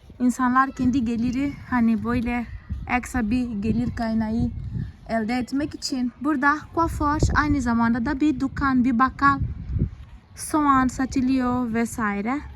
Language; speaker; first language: Turkish; non-native, fluent; Portuguese